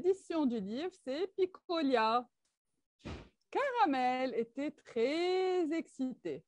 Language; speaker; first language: French; non-native, local second language; Arabic